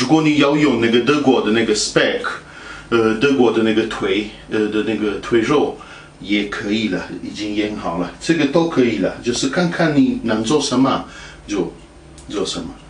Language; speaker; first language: Chinese; non-native, fluent; Italian